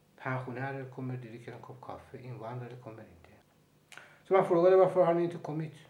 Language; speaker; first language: Swedish; non-native, fluent; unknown